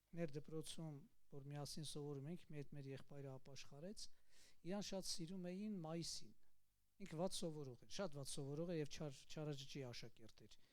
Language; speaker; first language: Armenian; native; Armenian